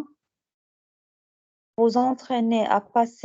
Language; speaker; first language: French; non-native, learner; Arabic